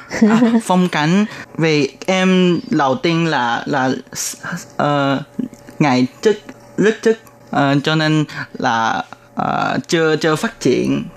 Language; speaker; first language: Vietnamese; non-native, learner; Chinese